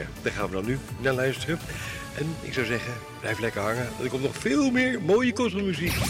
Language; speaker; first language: Dutch; native; Dutch